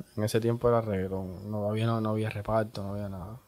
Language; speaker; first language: Spanish; native; Spanish